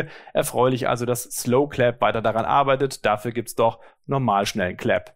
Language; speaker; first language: German; native; German